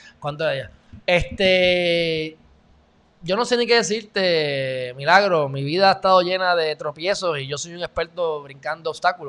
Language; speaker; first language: Spanish; native; Spanish